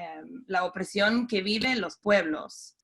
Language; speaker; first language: Spanish; non-native, fluent; English